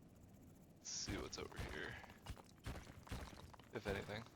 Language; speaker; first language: English; native; English